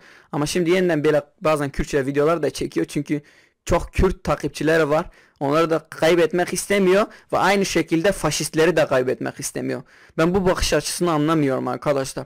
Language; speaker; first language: Turkish; non-native, local second language; Kurdish